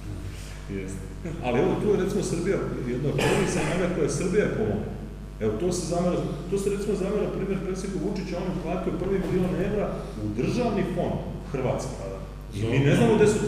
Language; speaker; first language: Serbian; native; Serbian